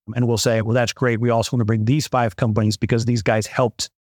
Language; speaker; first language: English; native; English